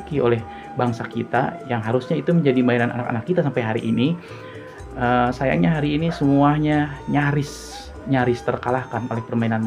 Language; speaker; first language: Indonesian; non-native, local second language; Sundanese